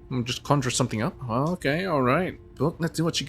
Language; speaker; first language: English; native; English